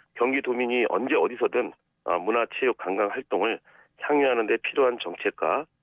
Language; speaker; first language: Korean; native; Korean